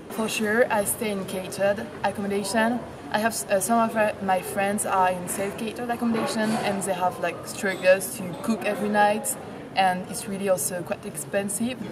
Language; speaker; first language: English; non-native, fluent; French